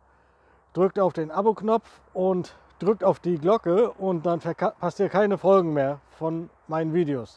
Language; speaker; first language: German; native; German